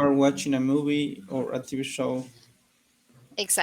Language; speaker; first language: English; non-native, learner; Spanish